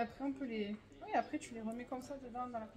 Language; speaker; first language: French; native; French